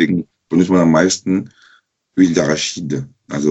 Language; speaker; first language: German; non-native, local second language; French